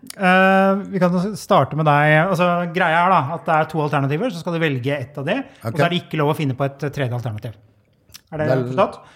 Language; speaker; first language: Norwegian; native; Norwegian